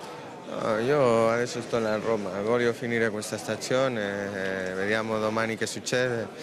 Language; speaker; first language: Italian; non-native, fluent; Spanish